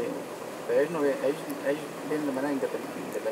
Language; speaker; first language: Spanish; native; Spanish